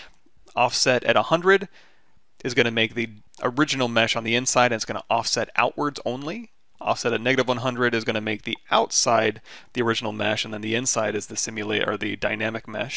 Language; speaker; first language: English; native; English